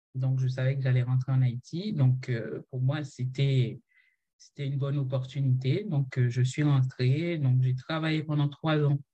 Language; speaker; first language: French; non-native, local second language; Haitian Creole